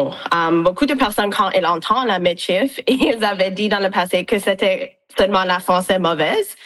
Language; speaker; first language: French; non-native, local second language; English